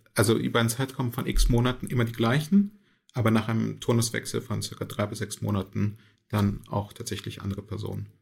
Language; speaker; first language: German; early bilingual, other home language; Russian